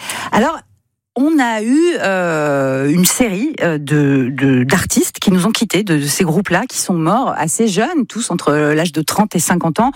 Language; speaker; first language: French; native; French